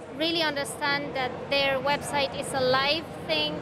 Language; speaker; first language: English; non-native, fluent; Spanish